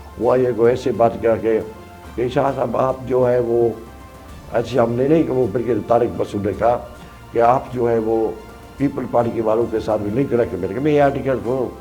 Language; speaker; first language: Urdu; non-native, local second language; Sindhi